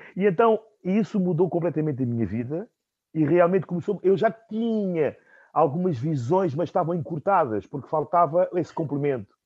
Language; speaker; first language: Portuguese; non-native, local second language; Upper Guinea Crioulo